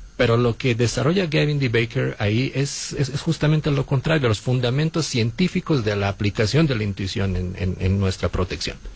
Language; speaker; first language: Spanish; non-native, fluent; Serbian